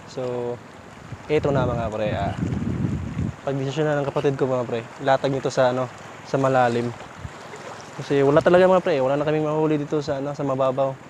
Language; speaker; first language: Filipino; non-native, local second language; Cebuano